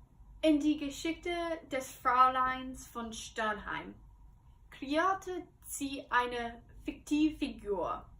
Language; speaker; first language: German; non-native, learner; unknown